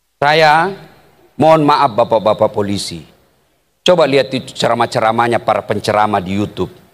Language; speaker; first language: Indonesian; native; Indonesian